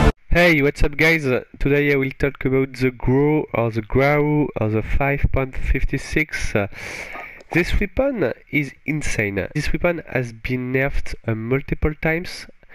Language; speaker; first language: English; non-native, fluent; French